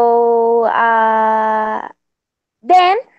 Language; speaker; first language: English; non-native, learner; Spanish